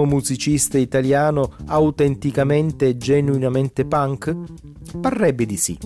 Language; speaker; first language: Italian; native; Italian